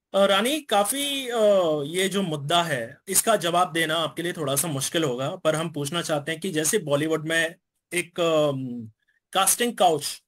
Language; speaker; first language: Hindi; native; Hindi